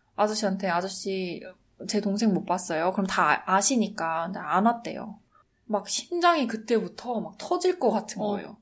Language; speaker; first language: Korean; native; Korean